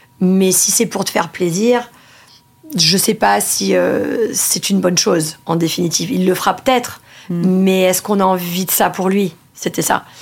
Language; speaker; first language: French; early bilingual, other home language; Italian